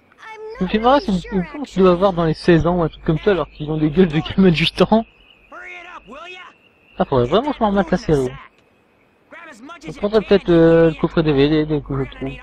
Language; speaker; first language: French; native; French